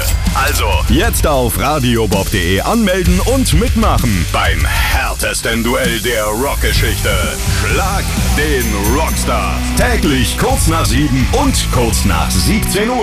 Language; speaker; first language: German; native; German